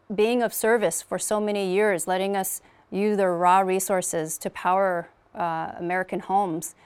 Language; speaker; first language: English; native; English